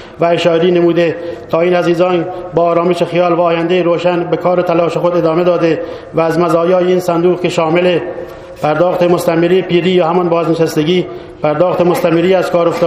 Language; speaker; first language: Persian; non-native, local second language; Baluchi